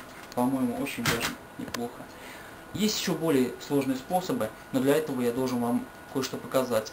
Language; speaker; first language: Russian; native; Russian